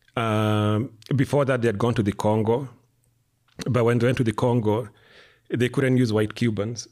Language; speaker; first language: English; non-native, local second language; Kikuyu